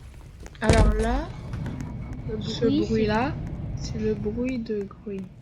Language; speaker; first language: French; native; French